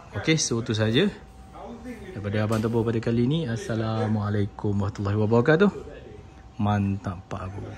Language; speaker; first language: Malay; native; Malay